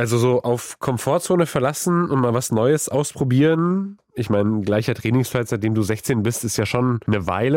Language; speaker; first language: German; native; German